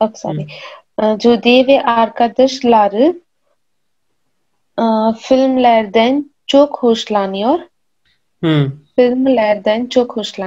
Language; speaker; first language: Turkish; non-native, learner; Urdu